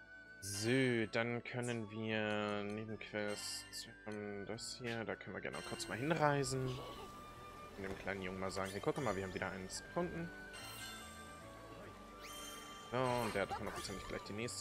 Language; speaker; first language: German; native; German